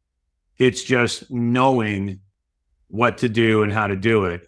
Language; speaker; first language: English; native; English